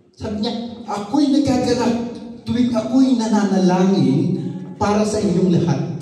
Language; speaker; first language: Filipino; non-native, local second language; Iloko